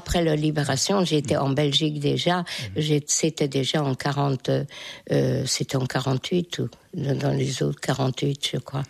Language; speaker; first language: French; non-native, fluent; Hungarian